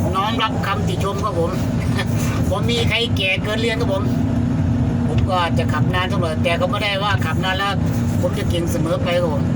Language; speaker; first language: Thai; non-native, local second language; Northeastern Thai